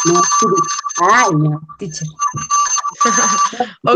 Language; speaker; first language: English; non-native, learner; Spanish